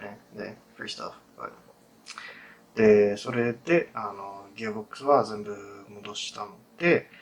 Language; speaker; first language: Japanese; non-native, fluent; English